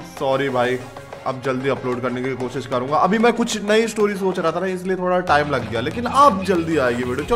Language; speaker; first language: Hindi; native; Hindi